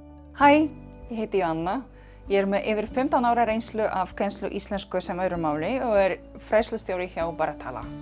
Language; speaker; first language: Icelandic; non-native, fluent; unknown